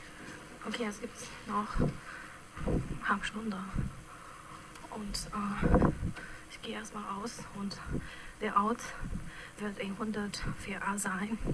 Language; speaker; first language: German; non-native, fluent; Chinese